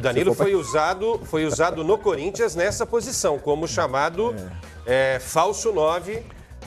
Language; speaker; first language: Portuguese; native; Portuguese